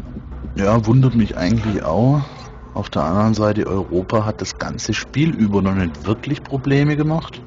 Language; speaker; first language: German; native; German